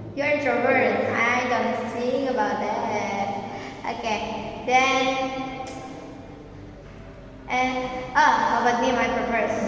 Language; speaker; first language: English; non-native, learner; Indonesian